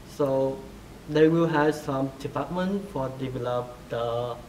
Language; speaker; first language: English; non-native, fluent; Vietnamese